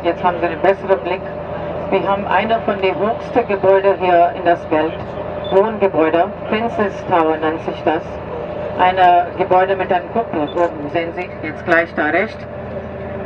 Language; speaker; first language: German; non-native, fluent; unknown